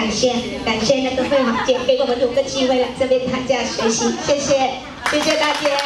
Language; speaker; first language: Chinese; non-native, fluent; Vietnamese